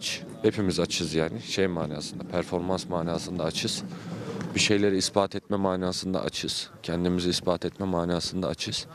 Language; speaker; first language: Turkish; native; Turkish